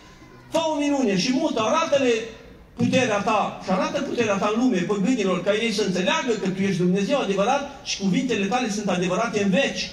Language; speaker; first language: Romanian; native; Romanian